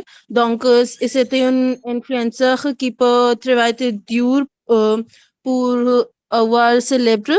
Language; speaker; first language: French; non-native, learner; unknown